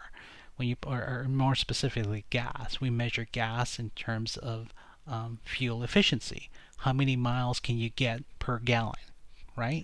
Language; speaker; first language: English; native; English